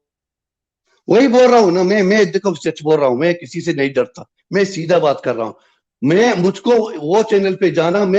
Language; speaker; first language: Hindi; non-native, fluent; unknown